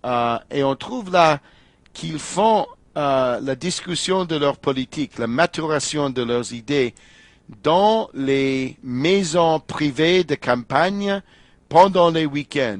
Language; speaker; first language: French; non-native, fluent; English